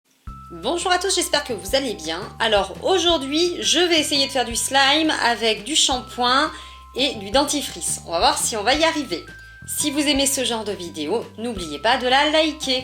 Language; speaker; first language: French; native; French